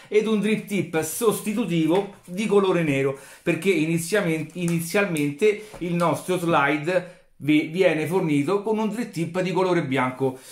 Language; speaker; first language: Italian; native; Italian